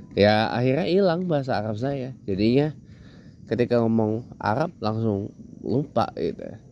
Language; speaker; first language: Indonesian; native; Indonesian